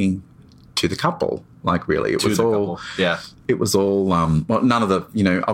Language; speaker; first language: English; native; English